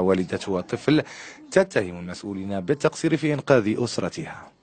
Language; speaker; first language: Arabic; native; Arabic